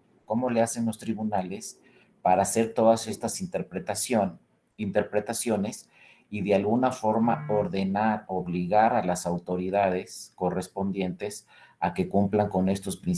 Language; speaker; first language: Spanish; native; Spanish